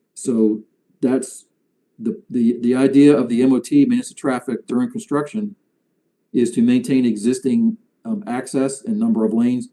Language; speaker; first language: English; native; English